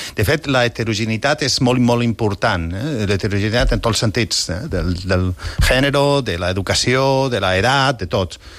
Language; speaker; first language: Catalan; non-native, local second language; Spanish